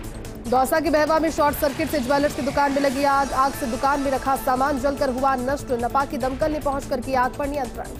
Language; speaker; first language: Hindi; native; Hindi